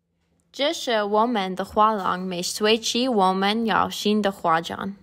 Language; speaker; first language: Chinese; non-native, learner; English